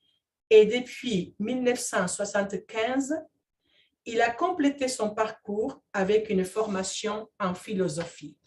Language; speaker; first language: French; non-native, fluent; Spanish